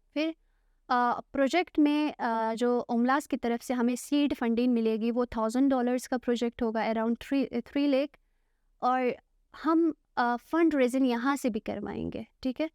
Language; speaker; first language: Urdu; non-native, local second language; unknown